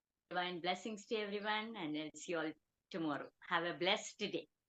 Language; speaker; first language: English; non-native, local second language; Telugu